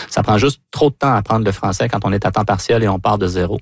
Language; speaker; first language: French; native; French